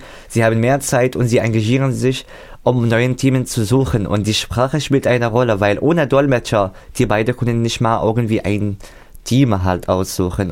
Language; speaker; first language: German; non-native, fluent; Arabic